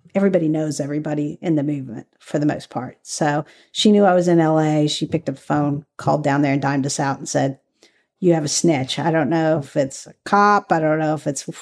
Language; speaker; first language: English; native; English